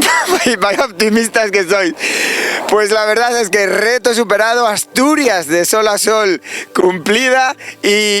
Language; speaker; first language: Spanish; native; Spanish